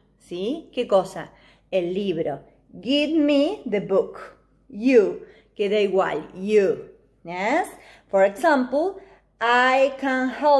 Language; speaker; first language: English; non-native, fluent; Spanish